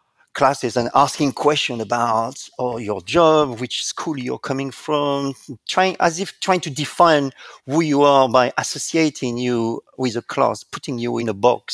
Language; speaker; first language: English; non-native, fluent; French